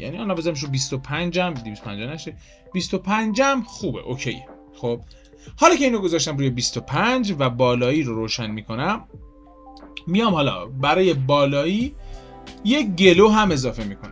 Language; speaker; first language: Persian; native; Persian